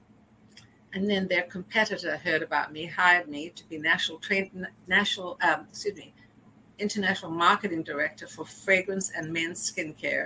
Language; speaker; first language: English; native; English